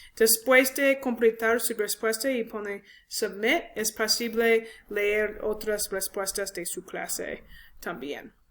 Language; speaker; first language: Spanish; non-native, learner; English